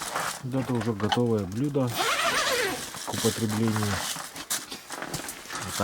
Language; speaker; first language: Russian; native; Russian